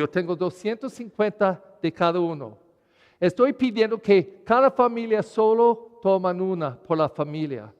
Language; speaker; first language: Spanish; non-native, learner; English